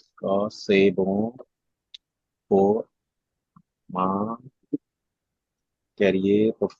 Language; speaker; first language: French; non-native, learner; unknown